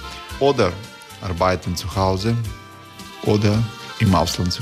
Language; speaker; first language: German; non-native, learner; Croatian